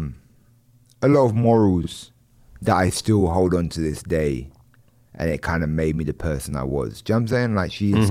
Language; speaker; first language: English; native; English